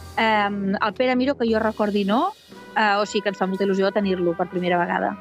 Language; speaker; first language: Catalan; native; Catalan